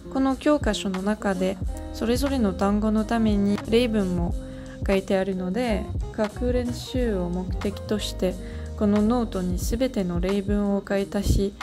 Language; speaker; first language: Japanese; non-native, fluent; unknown